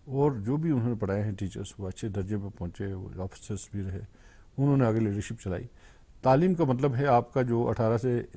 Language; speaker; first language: Urdu; non-native, local second language; Kashmiri